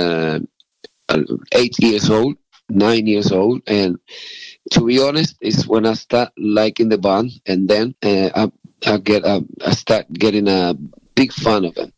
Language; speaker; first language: English; non-native, fluent; Spanish